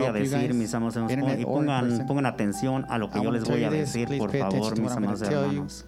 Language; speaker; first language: Spanish; native; Spanish